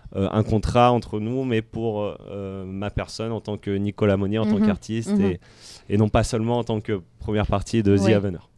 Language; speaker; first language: French; native; French